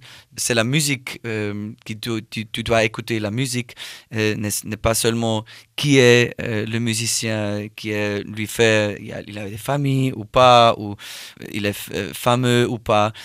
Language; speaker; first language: French; non-native, learner; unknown